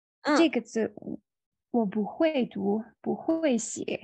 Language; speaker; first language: Chinese; non-native, learner; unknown